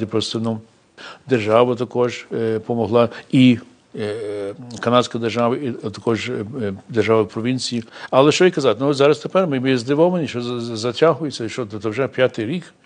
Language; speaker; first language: Ukrainian; early bilingual, heritage; English